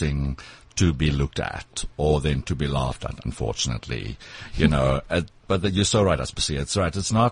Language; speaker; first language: English; non-native, local second language; Afrikaans